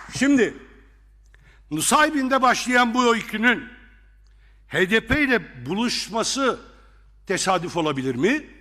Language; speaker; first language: Turkish; non-native, local second language; Arabic